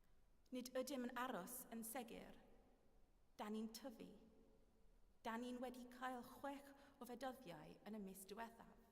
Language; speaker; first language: Welsh; non-native, fluent; English